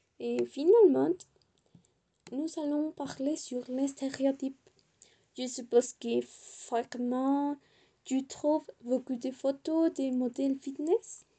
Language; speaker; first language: French; non-native, learner; Spanish